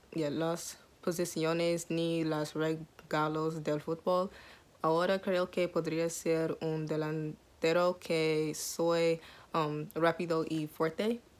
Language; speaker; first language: Spanish; non-native, learner; English